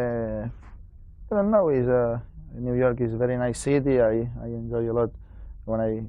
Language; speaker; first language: English; non-native, learner; Spanish